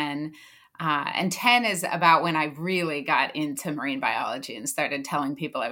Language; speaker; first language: English; native; English